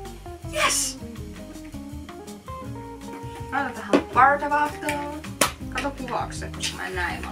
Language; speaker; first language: Finnish; native; Finnish